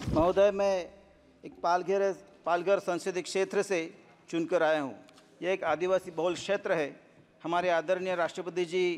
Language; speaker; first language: Hindi; non-native, local second language; Marathi